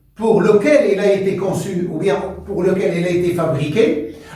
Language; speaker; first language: French; non-native, local second language; Arabic